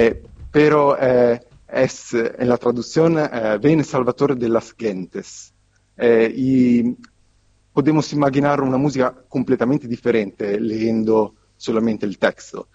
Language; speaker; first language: Spanish; non-native, fluent; Italian